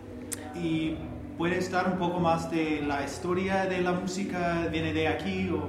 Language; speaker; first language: Spanish; non-native, learner; English